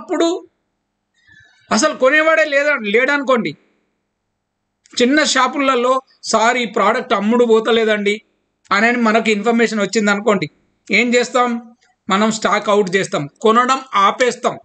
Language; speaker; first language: Telugu; native; Telugu